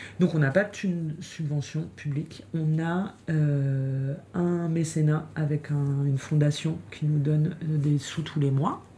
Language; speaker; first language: French; native; French